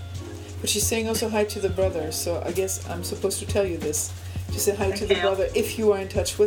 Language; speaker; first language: English; non-native, fluent; German